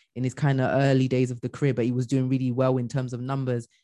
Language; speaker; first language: English; native; English